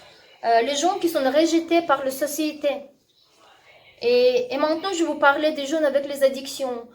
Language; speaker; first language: French; non-native, learner; Russian